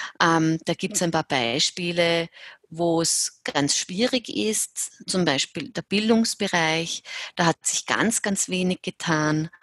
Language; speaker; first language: German; native; German